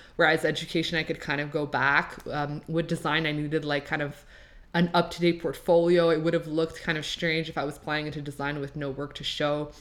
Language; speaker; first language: English; non-native, fluent; French